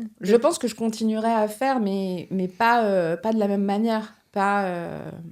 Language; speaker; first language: French; early bilingual, other home language; Portuguese